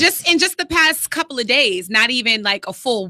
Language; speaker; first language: English; native; English